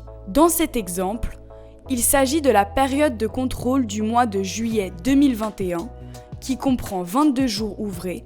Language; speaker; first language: French; native; French